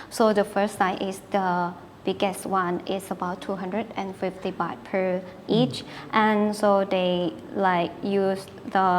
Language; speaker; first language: English; non-native, learner; Thai